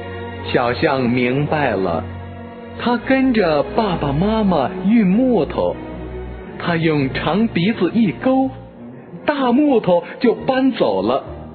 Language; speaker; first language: Chinese; native; Chinese